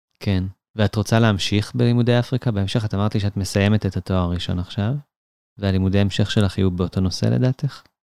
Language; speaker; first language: Hebrew; native; Hebrew